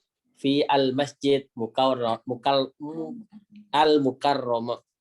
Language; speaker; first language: Arabic; non-native, learner; Indonesian